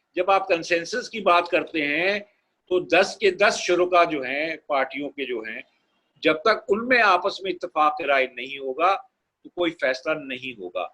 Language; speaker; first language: Urdu; native; Urdu